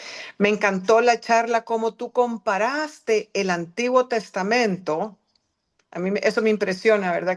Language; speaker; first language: Spanish; native; Spanish